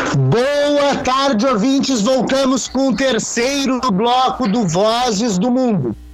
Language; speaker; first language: Portuguese; native; Portuguese